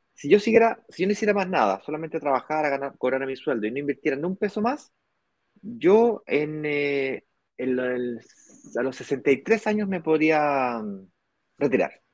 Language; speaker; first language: Spanish; native; Spanish